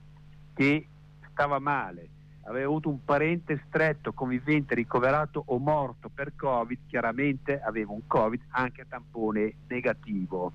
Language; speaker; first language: Italian; native; Italian